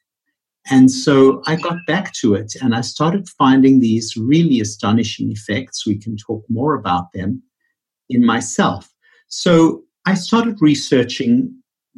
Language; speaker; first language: English; native; English